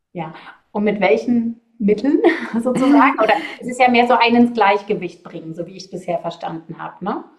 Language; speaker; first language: German; native; German